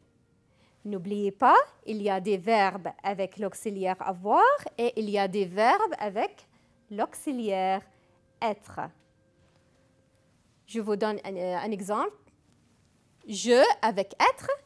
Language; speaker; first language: French; non-native, fluent; Arabic